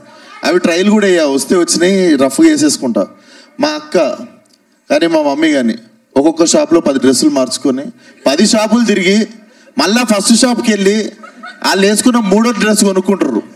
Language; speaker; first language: Telugu; native; Telugu